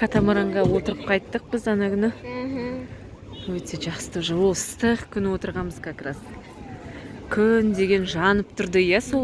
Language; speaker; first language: Kazakh; native; Kazakh